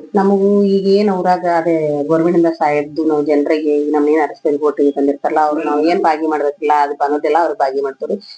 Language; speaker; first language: Kannada; native; Kannada